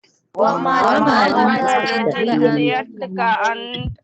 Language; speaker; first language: Arabic; non-native, learner; Tamil